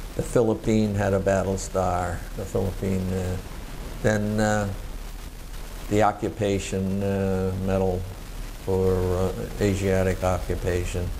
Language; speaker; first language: English; native; English